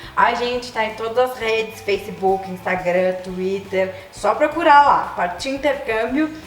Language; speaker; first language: Portuguese; native; Portuguese